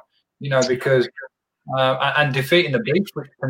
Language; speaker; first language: English; native; English